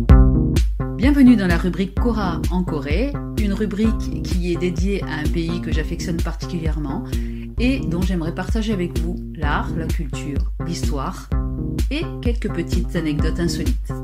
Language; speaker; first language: French; native; French